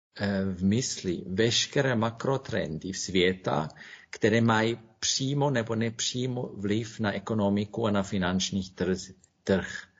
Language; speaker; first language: Czech; non-native, fluent; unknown